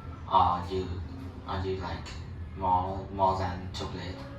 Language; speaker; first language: English; non-native, learner; Vietnamese